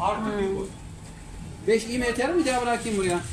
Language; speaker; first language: Turkish; native; Turkish